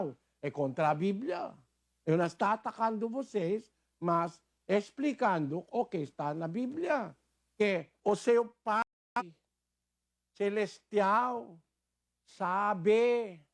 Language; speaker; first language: Portuguese; non-native, learner; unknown